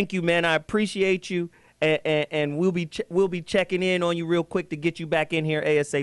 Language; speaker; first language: English; native; English